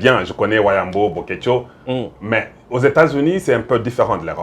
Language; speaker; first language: French; non-native, local second language; Lingala